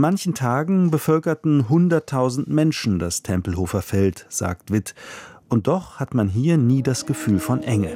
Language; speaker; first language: German; native; German